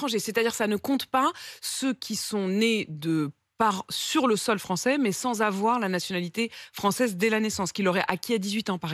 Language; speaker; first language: French; native; French